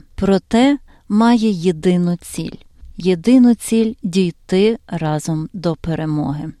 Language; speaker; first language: Ukrainian; native; Ukrainian